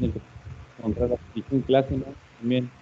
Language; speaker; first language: Spanish; native; Spanish